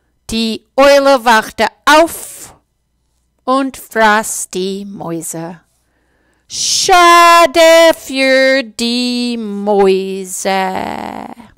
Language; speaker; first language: German; non-native, fluent; English